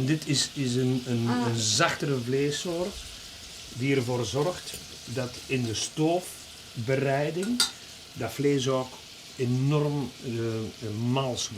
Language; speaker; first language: Dutch; native; Dutch